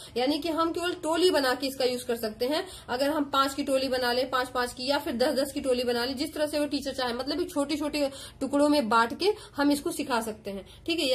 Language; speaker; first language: Hindi; native; Hindi